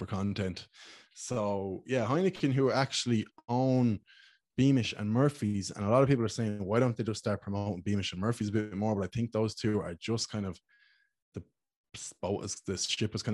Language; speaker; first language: English; native; English